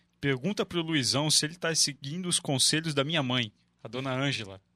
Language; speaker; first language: Portuguese; native; Portuguese